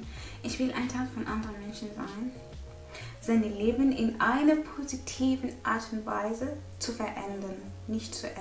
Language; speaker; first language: German; non-native, learner; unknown